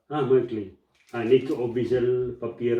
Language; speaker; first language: German; non-native, learner; Tamil